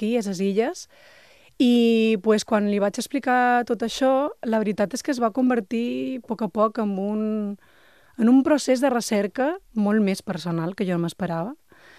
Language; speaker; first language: Catalan; non-native, local second language; Spanish